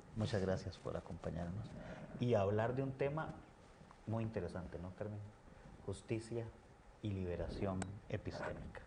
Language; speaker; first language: Spanish; native; Spanish